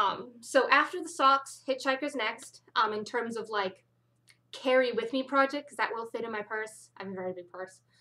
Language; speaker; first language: English; native; English